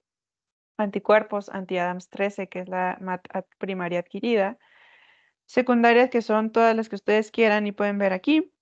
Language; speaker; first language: Spanish; native; Spanish